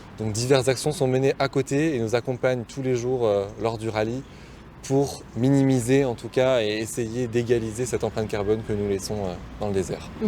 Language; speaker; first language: French; native; French